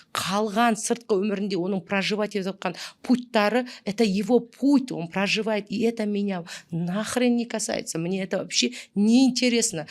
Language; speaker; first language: Russian; non-native, local second language; Kazakh